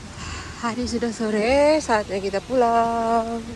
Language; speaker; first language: Indonesian; native; Indonesian